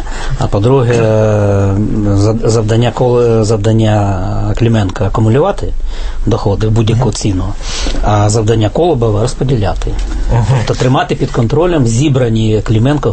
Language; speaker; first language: Ukrainian; native; Ukrainian